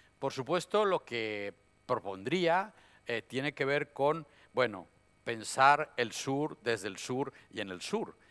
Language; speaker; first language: Spanish; native; Spanish